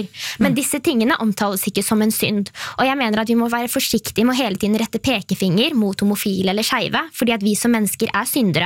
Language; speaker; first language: Norwegian; native; Norwegian